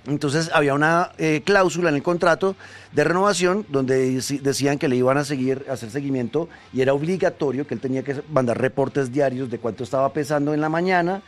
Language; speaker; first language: Spanish; native; Spanish